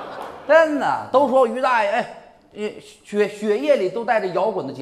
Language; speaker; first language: Chinese; native; Chinese